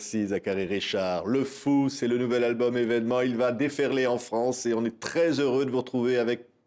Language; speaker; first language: French; native; French